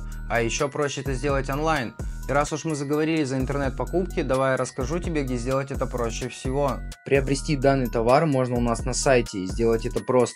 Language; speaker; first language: Russian; native; Russian